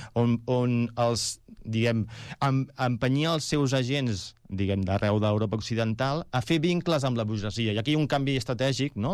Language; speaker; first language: Catalan; non-native, local second language; Spanish